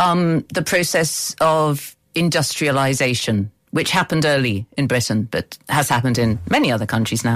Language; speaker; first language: English; native; English